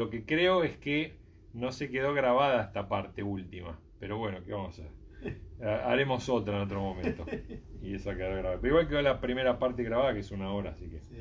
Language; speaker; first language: Spanish; native; Spanish